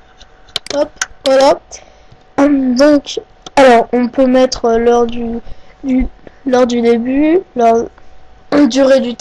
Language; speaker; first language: French; native; French